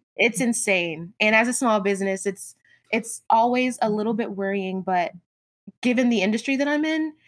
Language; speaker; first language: English; native; English